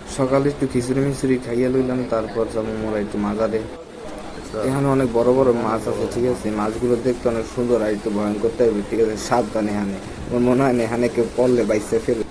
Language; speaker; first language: Bangla; native; Bangla